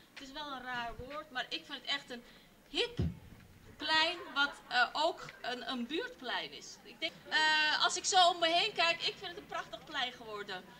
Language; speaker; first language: Dutch; early bilingual, other home language; Turkish